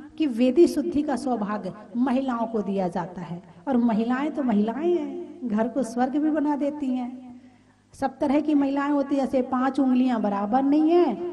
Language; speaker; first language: Hindi; native; Hindi